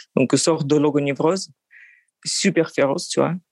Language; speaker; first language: French; non-native, fluent; Russian